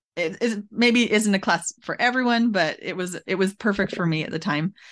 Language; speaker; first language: English; native; English